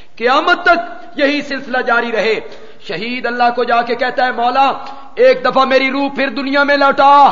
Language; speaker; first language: Urdu; non-native, local second language; Punjabi